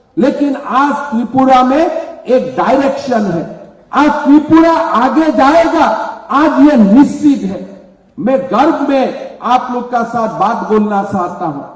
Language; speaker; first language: Hindi; non-native, local second language; Assamese